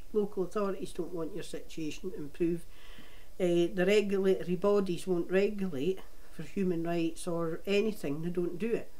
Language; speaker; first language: English; native; English